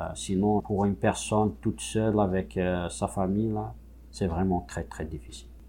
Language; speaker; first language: French; non-native, local second language; Kabyle